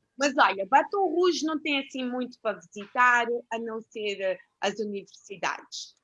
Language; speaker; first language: Portuguese; native; Portuguese